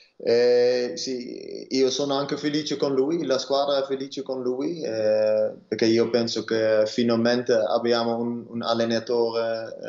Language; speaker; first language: Italian; non-native, learner; Dutch